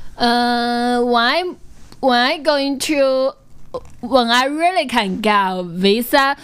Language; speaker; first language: English; non-native, learner; Chinese